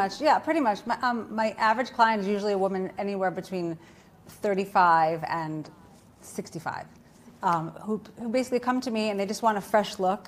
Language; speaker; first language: English; native; English